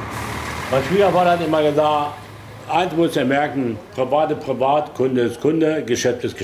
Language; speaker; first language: German; native; German